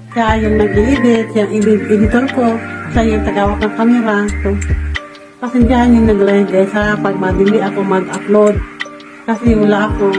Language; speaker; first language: Filipino; non-native, local second language; Cebuano